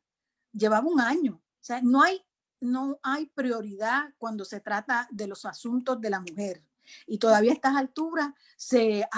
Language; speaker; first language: Spanish; native; Spanish